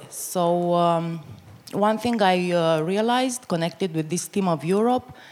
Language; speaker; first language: English; non-native, fluent; Romanian